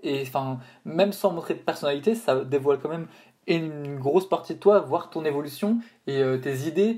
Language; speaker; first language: French; native; French